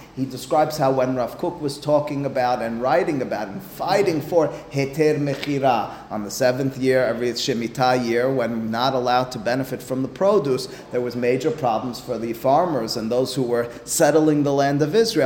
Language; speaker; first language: English; native; English